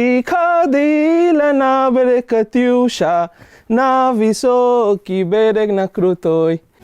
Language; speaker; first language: Russian; non-native, fluent; Bangla